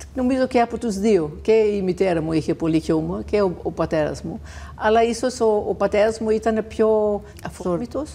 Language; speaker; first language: Greek; non-native, fluent; Danish